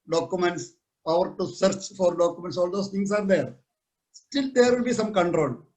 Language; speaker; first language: English; non-native, local second language; Malayalam